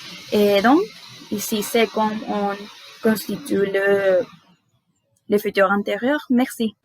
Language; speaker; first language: French; non-native, learner; Spanish